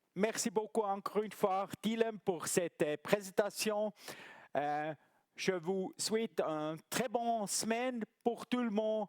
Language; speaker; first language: French; non-native, local second language; German